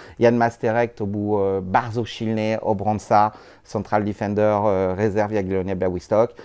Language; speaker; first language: Polish; non-native, learner; French